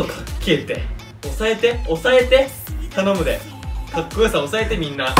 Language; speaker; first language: Japanese; native; Japanese